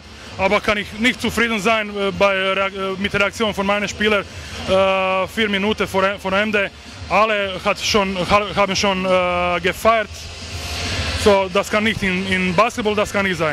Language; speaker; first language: German; non-native, learner; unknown